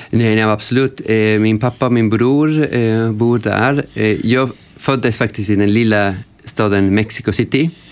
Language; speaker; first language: Swedish; non-native, fluent; Spanish